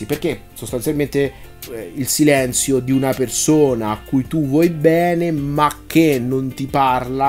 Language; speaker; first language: Italian; native; Italian